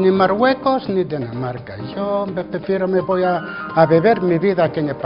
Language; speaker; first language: Spanish; non-native, learner; Arabic